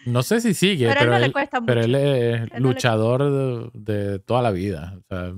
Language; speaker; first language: Spanish; native; Spanish